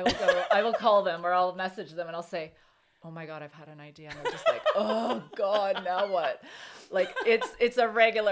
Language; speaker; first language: English; native; English